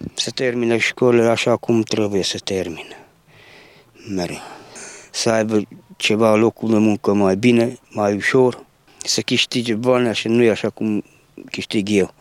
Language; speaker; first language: Romanian; non-native, local second language; Hungarian